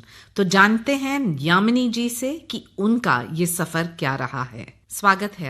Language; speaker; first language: Hindi; native; Hindi